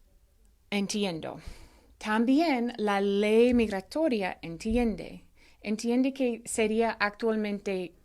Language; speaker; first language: Spanish; non-native, fluent; English